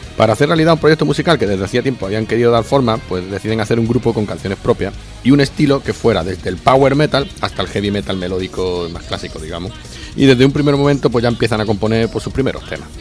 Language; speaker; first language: Spanish; native; Spanish